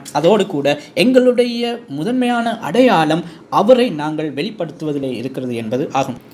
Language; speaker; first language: Tamil; non-native, fluent; English